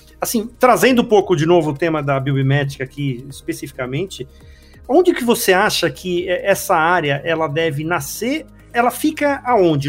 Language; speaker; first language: Portuguese; native; Portuguese